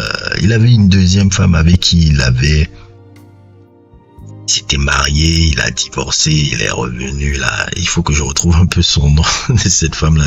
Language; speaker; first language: French; native; French